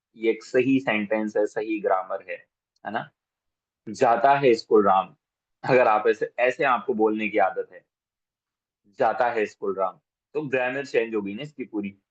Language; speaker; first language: Hindi; native; Hindi